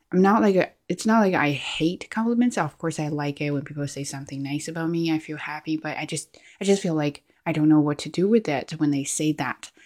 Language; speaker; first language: English; non-native, fluent; Chinese